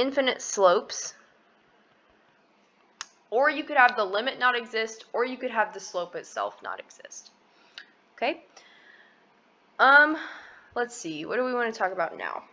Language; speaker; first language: English; native; English